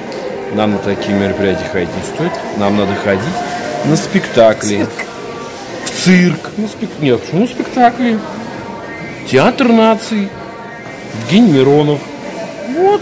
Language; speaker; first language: Russian; native; Russian